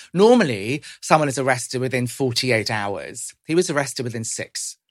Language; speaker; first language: English; native; English